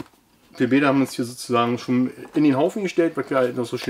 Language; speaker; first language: German; native; German